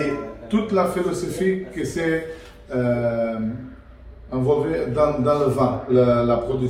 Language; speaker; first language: French; non-native, learner; Portuguese